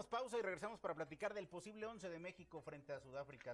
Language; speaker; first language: Spanish; native; Spanish